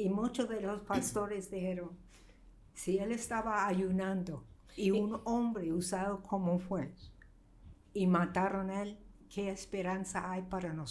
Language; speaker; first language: Spanish; non-native, fluent; English